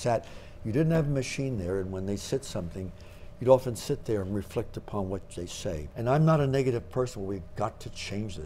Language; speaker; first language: English; native; English